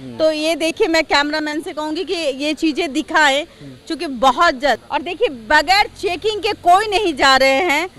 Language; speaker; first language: Hindi; native; Hindi